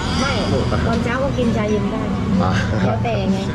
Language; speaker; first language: Thai; native; Thai